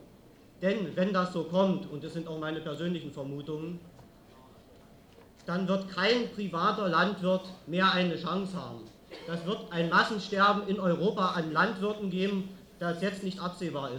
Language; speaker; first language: German; native; German